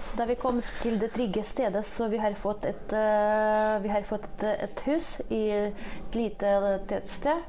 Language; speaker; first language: Swedish; non-native, fluent; Ukrainian